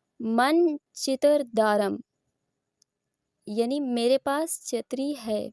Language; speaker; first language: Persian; non-native, fluent; Urdu